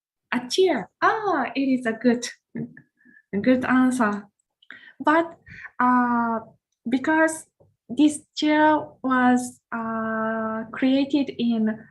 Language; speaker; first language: English; non-native, learner; Japanese